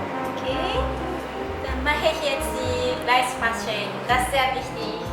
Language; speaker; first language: German; non-native, learner; Japanese